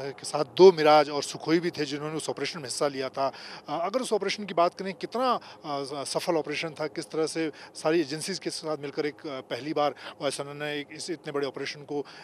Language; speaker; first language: Hindi; native; Hindi